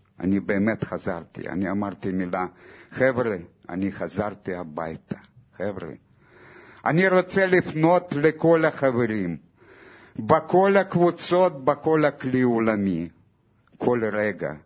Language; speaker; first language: Hebrew; non-native, fluent; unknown